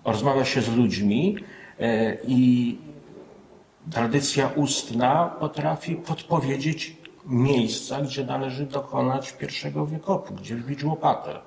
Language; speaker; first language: Polish; native; Polish